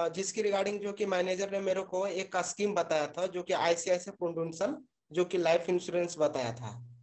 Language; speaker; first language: Hindi; native; Hindi